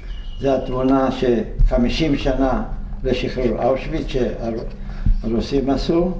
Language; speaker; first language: Hebrew; non-native, fluent; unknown